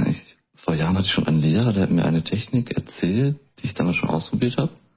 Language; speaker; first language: German; native; German